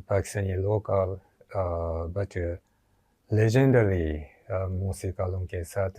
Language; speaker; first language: Hindi; non-native, learner; Japanese